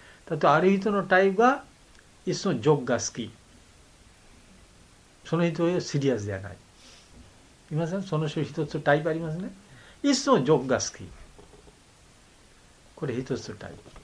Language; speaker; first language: Japanese; non-native, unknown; Bangla